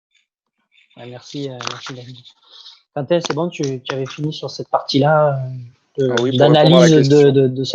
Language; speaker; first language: French; native; French